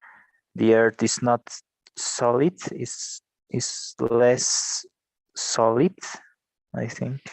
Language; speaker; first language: English; non-native, learner; Spanish